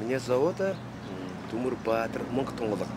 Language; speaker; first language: Russian; non-native, learner; Mongolian